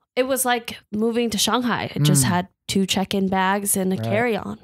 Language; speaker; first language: English; native; English